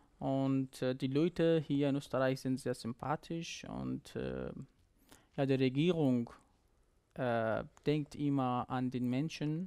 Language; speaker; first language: German; non-native, learner; Persian